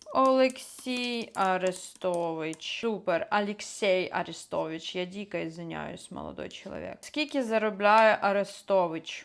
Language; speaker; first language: Ukrainian; non-native, local second language; Russian